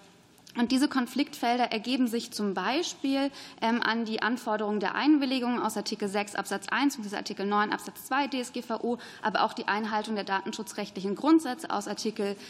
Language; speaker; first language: German; native; German